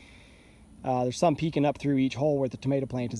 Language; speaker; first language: English; native; English